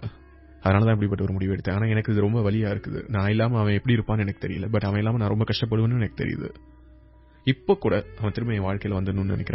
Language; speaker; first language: Tamil; native; Tamil